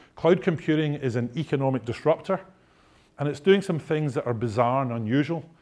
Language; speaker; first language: English; native; English